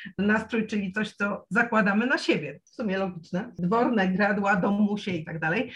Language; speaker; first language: Polish; native; Polish